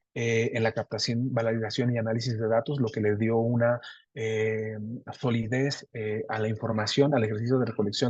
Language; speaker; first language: Spanish; native; Spanish